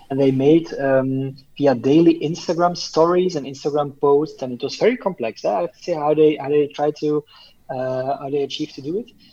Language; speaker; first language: English; non-native, fluent; Dutch